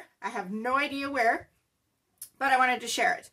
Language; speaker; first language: English; native; English